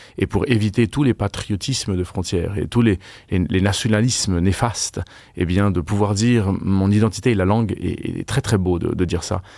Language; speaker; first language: French; non-native, fluent; Spanish